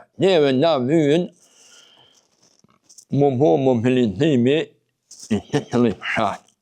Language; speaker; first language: Albanian; native; Albanian